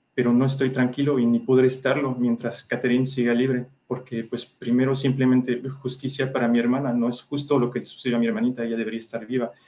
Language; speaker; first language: Spanish; non-native, fluent; French